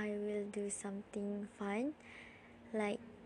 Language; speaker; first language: English; non-native, learner; Malay